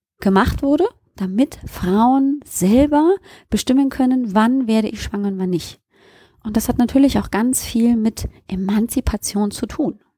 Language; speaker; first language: German; native; German